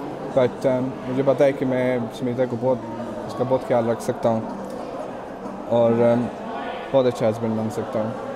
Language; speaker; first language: Hindi; early bilingual, heritage; Hindi